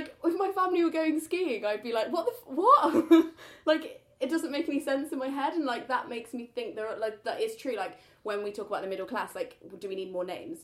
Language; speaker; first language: English; native; English